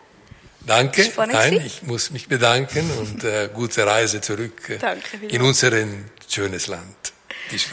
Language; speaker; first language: German; non-native, local second language; French